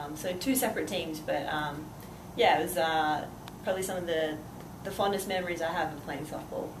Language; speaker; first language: English; native; English